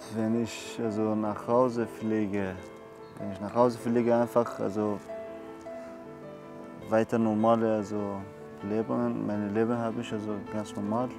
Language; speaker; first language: German; non-native, learner; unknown